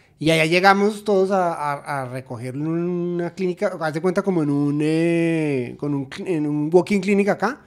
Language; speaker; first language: Spanish; native; Spanish